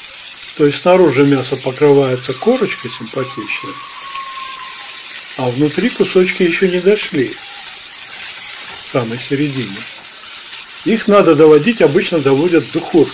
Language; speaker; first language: Russian; native; Russian